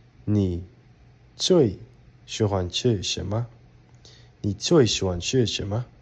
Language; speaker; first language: Chinese; non-native, learner; English